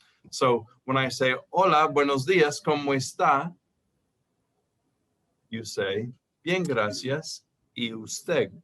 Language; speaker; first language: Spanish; non-native, fluent; English